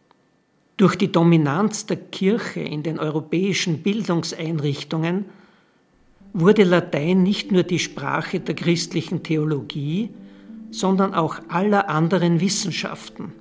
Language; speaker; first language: German; native; German